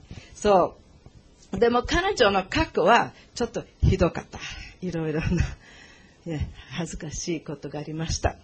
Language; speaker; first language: Japanese; non-native, learner; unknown